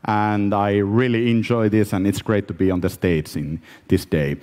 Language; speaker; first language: English; non-native, fluent; Finnish